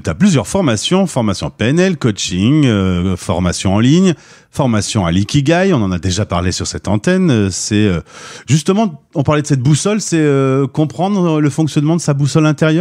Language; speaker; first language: French; native; French